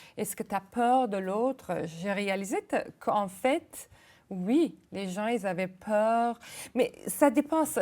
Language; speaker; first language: French; non-native, local second language; Arabic